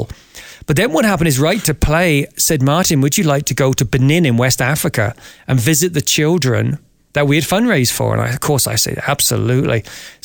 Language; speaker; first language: English; native; English